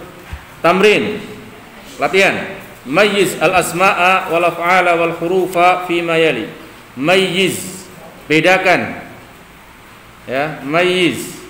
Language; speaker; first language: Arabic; non-native, fluent; Indonesian